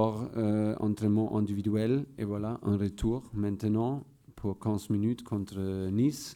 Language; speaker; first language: French; non-native, fluent; German